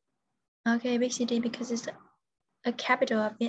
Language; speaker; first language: English; non-native, fluent; Vietnamese